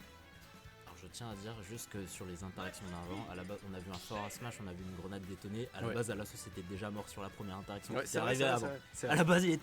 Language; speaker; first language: French; native; French